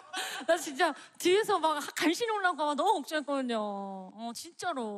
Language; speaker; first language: Korean; native; Korean